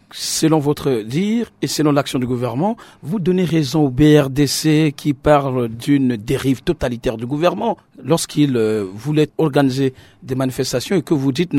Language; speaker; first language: French; non-native, local second language; Sango